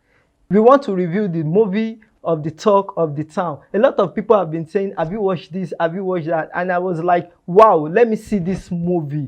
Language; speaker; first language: English; non-native, local second language; Yoruba